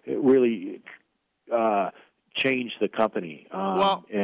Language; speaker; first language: English; native; English